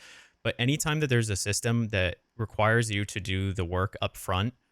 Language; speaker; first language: English; native; English